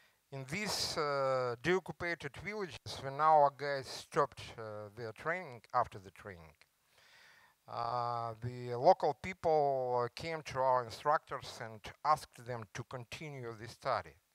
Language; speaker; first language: English; non-native, learner; Ukrainian